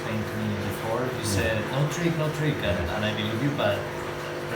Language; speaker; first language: English; non-native, fluent; Spanish